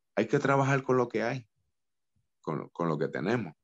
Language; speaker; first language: Spanish; native; Spanish